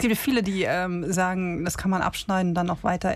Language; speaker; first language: German; native; German